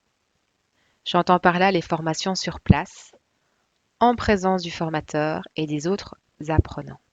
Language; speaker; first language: French; native; French